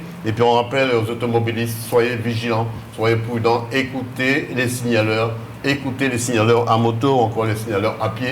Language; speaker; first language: French; native; French